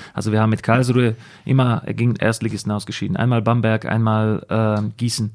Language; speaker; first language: German; non-native, fluent; Slovak